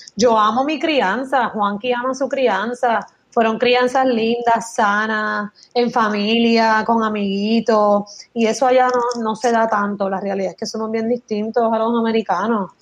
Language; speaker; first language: Spanish; native; Spanish